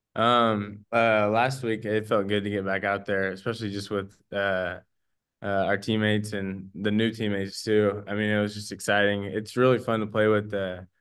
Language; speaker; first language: English; native; English